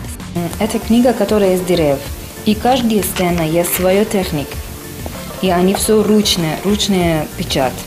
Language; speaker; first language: Russian; non-native, learner; Persian